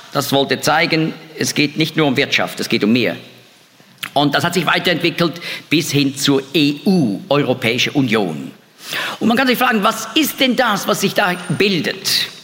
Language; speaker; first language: German; native; German